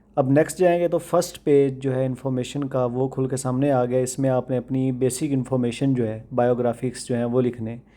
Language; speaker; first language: Urdu; non-native, local second language; Punjabi